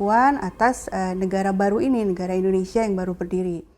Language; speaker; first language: Indonesian; native; Indonesian